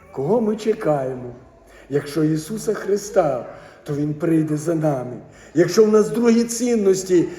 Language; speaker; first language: Ukrainian; native; Ukrainian